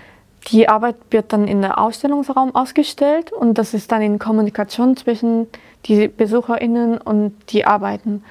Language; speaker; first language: German; non-native, fluent; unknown